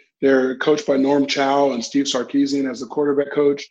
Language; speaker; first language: English; native; English